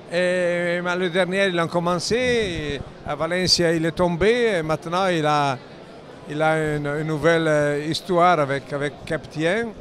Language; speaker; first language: French; non-native, fluent; Italian